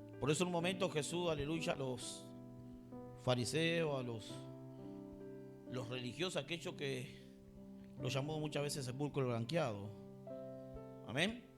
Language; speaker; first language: Spanish; native; Spanish